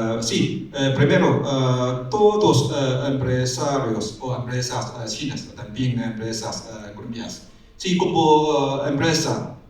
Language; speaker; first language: Spanish; non-native, learner; Chinese